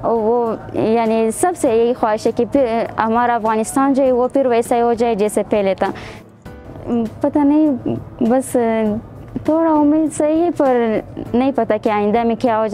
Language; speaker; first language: Hindi; non-native, learner; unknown